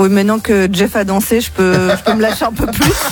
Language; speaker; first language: French; native; French